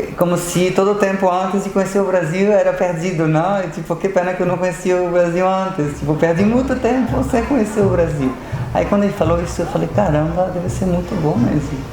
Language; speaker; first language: Portuguese; non-native, fluent; Arabic